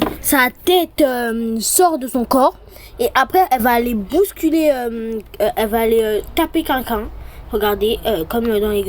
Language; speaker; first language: French; native; French